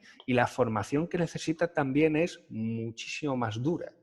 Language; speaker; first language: Spanish; native; Spanish